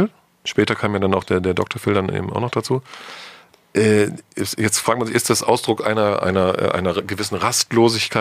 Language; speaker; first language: German; native; German